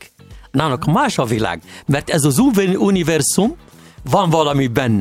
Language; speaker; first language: Hungarian; non-native, learner; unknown